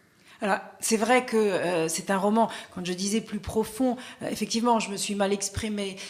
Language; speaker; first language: French; native; French